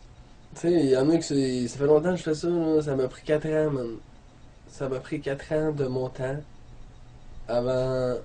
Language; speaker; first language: French; native; French